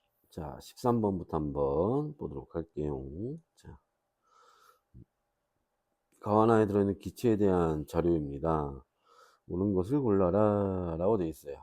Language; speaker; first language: Korean; native; Korean